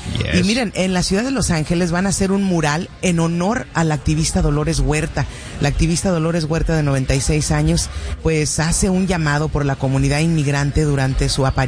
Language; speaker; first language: Spanish; early bilingual, heritage; Spanish